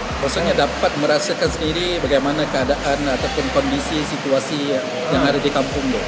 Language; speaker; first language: Malay; native; Malay